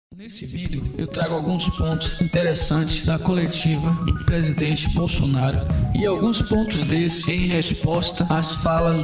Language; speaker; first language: Portuguese; native; Portuguese